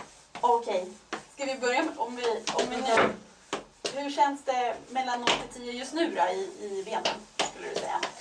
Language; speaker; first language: Swedish; native; Swedish